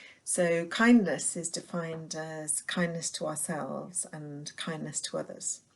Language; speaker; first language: English; native; English